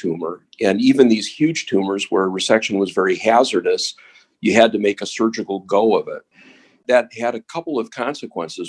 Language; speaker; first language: English; native; English